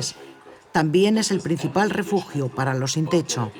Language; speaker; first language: Spanish; native; Spanish